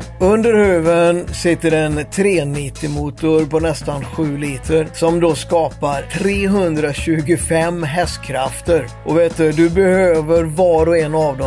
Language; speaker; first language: Swedish; native; Swedish